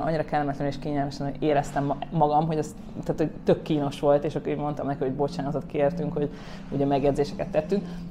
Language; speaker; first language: Hungarian; native; Hungarian